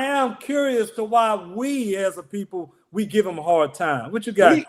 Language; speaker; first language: English; native; English